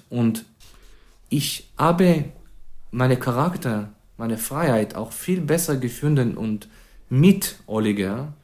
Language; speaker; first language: German; non-native, fluent; Hebrew